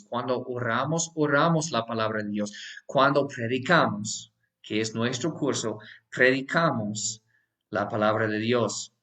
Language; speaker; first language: Spanish; non-native, fluent; English